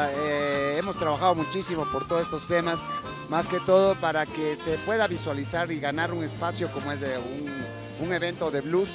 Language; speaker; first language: Spanish; native; Spanish